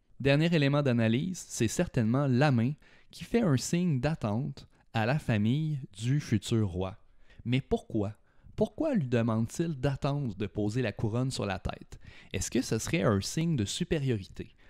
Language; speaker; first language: French; native; French